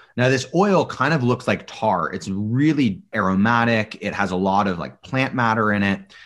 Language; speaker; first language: English; native; English